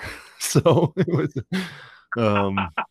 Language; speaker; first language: English; native; English